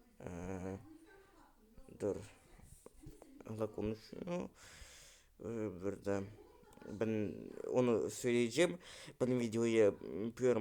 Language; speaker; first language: Turkish; non-native, learner; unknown